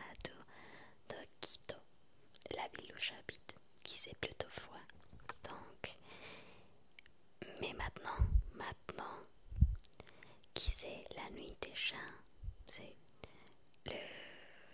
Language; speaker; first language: French; non-native, learner; Spanish